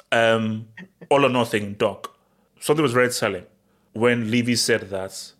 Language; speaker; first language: English; early bilingual, other home language; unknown